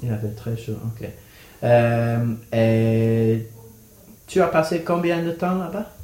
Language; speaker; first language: French; non-native, fluent; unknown